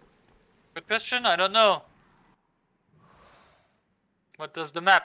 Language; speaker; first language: English; native; English